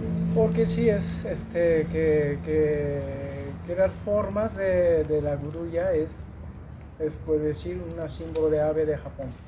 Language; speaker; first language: Spanish; non-native, learner; Japanese